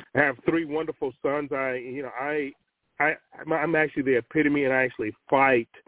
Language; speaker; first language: English; native; English